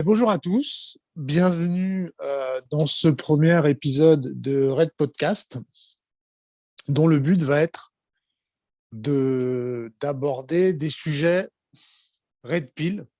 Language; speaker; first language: French; native; French